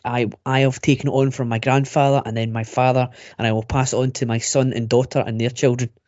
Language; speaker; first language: English; native; English